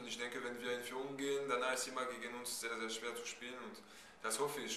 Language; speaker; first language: German; non-native, fluent; French